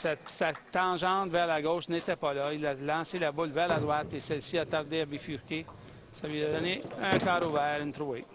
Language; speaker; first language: French; native; French